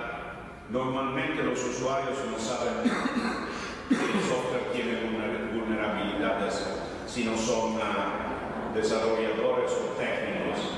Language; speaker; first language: Spanish; non-native, fluent; Italian